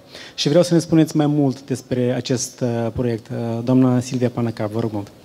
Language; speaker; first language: Romanian; native; Romanian